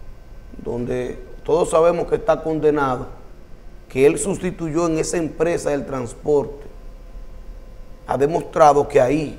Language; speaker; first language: Spanish; native; Spanish